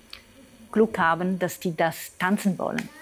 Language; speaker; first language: German; non-native, fluent; Italian